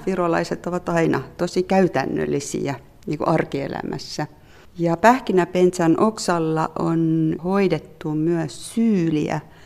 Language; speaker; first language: Finnish; non-native, fluent; Estonian